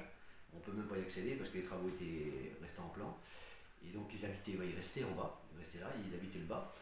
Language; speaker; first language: French; native; French